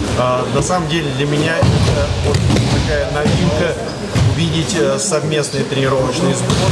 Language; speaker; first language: Russian; native; Russian